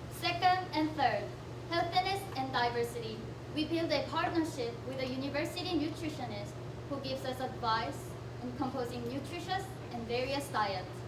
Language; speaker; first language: English; non-native, learner; Korean